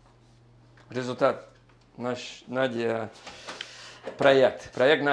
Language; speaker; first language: Russian; non-native, learner; English